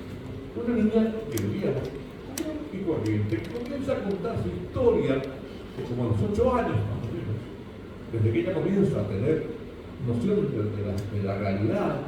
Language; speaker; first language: Spanish; native; Spanish